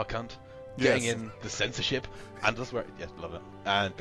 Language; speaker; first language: English; native; English